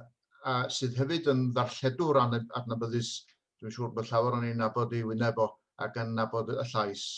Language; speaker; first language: Welsh; native; Welsh